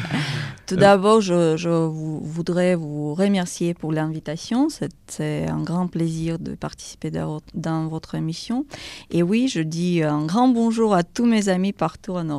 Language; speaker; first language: French; non-native, fluent; Russian